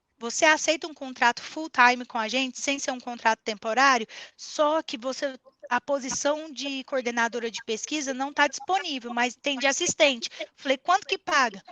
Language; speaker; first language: Portuguese; native; Portuguese